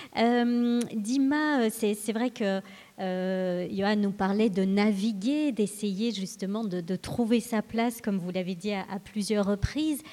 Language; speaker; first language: French; native; French